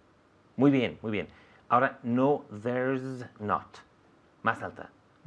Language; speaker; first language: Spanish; non-native, fluent; English